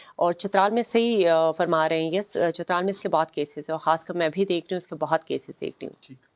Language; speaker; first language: Urdu; non-native, local second language; Khowar